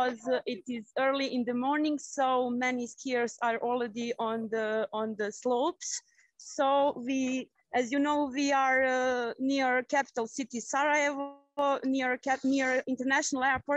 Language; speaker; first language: English; non-native, fluent; Croatian